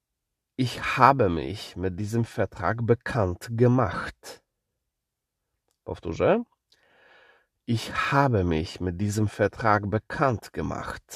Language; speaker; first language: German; non-native, fluent; Polish